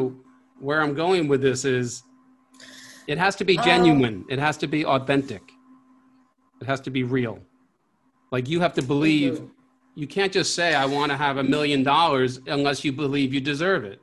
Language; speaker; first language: English; native; English